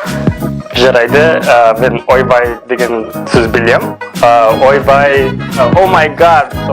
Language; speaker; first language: Kazakh; non-native, fluent; English